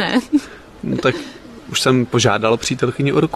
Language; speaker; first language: Czech; native; Czech